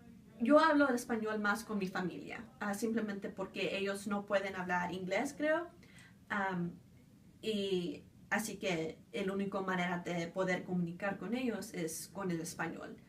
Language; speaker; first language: Spanish; early bilingual, other home language; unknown